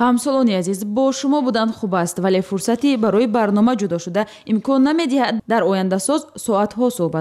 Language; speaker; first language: Tajik; native; Tajik